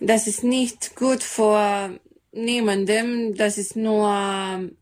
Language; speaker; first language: German; non-native, fluent; Serbian